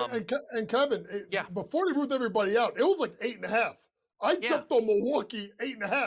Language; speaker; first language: English; native; English